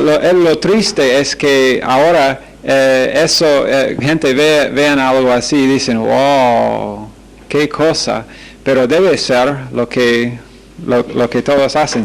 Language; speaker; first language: Spanish; non-native, fluent; English